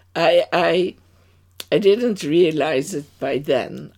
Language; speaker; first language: English; non-native, fluent; Dutch